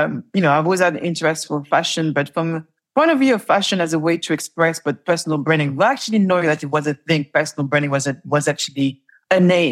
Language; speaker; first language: English; non-native, fluent; French